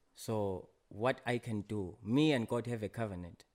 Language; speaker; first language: English; non-native, local second language; Swati